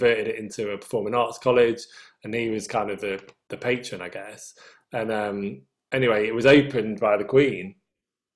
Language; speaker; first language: English; native; English